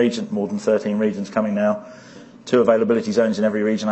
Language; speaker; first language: English; native; English